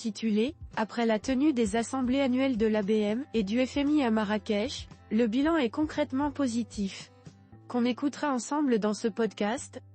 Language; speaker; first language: French; non-native, local second language; Arabic